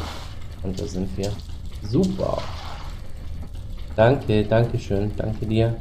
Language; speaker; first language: German; native; German